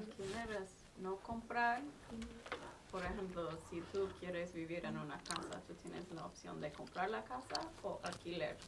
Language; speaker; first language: Spanish; non-native, fluent; English